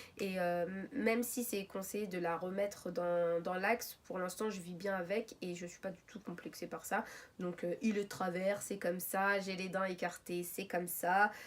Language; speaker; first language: French; early bilingual, other home language; Arabic